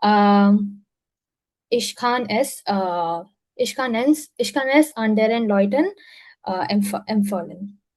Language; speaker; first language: German; non-native, learner; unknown